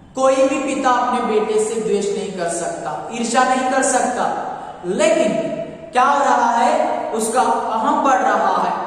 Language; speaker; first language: Hindi; non-native, local second language; Kannada